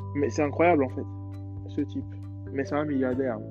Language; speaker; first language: French; native; French